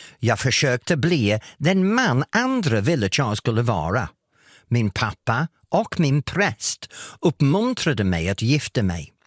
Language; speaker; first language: Swedish; non-native, fluent; English